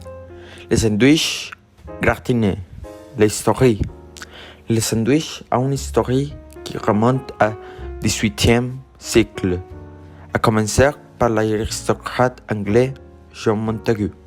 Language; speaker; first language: French; non-native, learner; Spanish